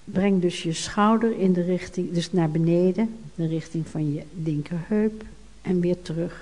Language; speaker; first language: Dutch; native; Dutch